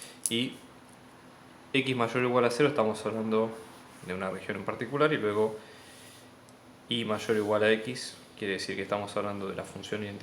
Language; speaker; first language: Spanish; native; Spanish